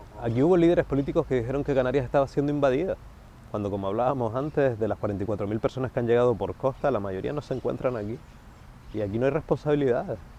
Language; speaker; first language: Spanish; native; Spanish